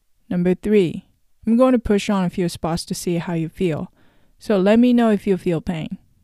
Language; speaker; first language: English; non-native, fluent; Japanese